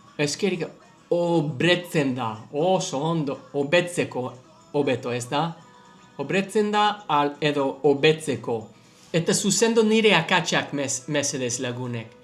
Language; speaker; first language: Basque; non-native, learner; English